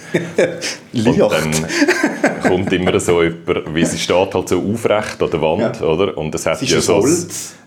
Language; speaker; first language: German; native; German